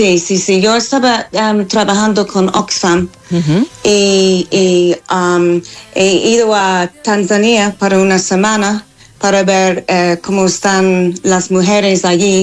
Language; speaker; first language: Spanish; non-native, learner; English